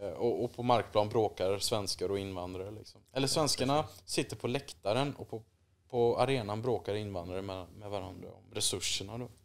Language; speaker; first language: Swedish; native; Swedish